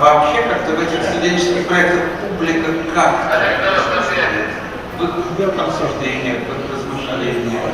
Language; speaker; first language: Russian; native; Russian